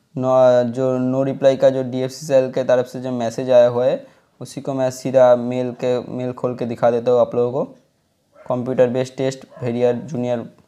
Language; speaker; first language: Hindi; non-native, local second language; Bangla